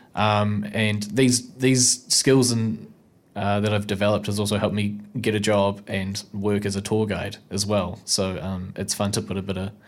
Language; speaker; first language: English; native; English